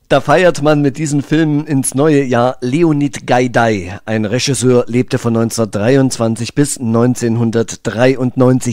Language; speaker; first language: German; native; German